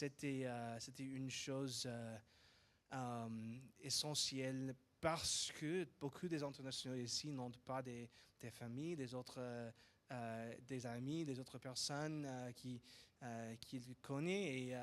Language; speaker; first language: French; non-native, fluent; English